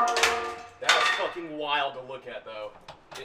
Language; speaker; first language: English; native; English